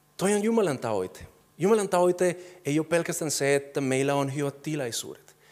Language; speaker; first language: Finnish; non-native, fluent; Spanish